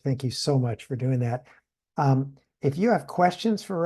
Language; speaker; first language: English; native; English